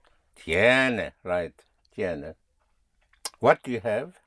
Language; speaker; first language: Spanish; non-native, fluent; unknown